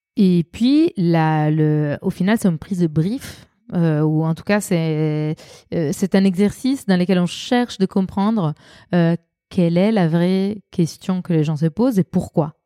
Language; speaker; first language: French; non-native, fluent; Italian